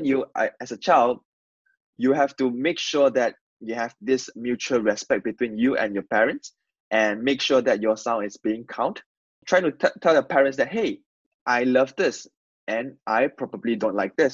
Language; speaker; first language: English; non-native, local second language; Chinese